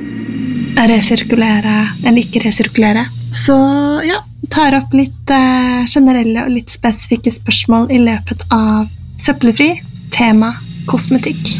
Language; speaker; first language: Norwegian; native; Norwegian